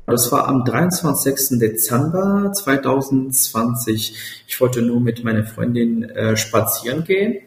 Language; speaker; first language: German; non-native, fluent; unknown